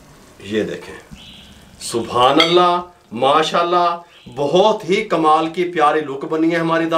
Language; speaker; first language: Hindi; non-native, local second language; Punjabi